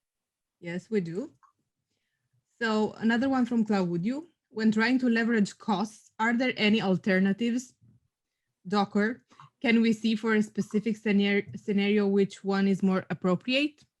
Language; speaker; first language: English; non-native, fluent; Romanian